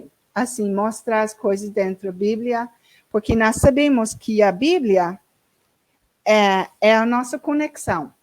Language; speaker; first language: Portuguese; non-native, learner; English